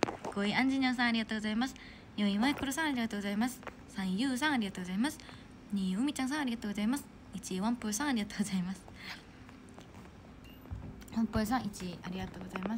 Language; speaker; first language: Japanese; non-native, fluent; Korean